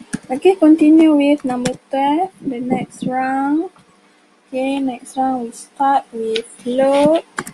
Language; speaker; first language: English; non-native, local second language; Malay